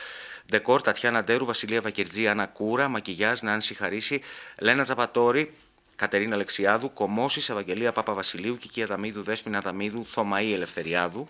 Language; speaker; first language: Greek; native; Greek